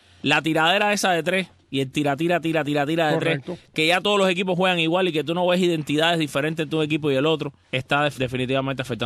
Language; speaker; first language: Spanish; native; Spanish